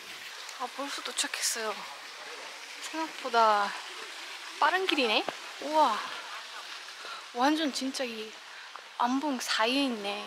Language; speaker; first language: Korean; non-native, fluent; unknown